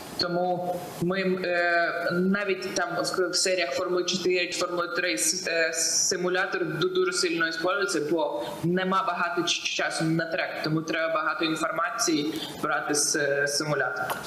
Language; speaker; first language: Ukrainian; non-native, local second language; Russian